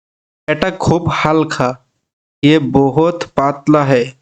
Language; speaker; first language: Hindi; non-native, fluent; Bangla